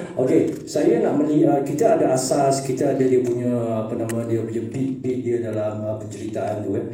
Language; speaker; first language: Malay; native; Malay